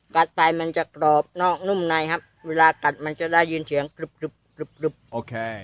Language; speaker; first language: Thai; non-native, local second language; Khmer